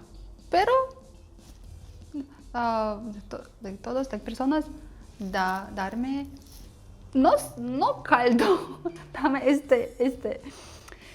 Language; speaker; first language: Spanish; non-native, learner; Russian